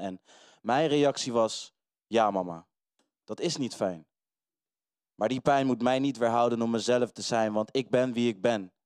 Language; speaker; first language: Dutch; native; Dutch